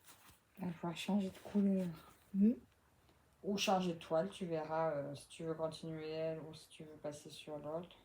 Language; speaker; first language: French; native; French